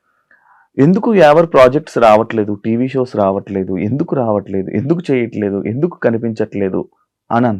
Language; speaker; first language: Telugu; native; Telugu